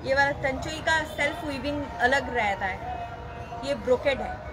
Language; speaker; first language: Hindi; non-native, local second language; Bangla